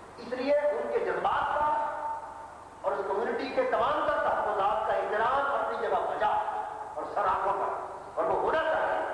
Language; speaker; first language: Urdu; non-native, local second language; Punjabi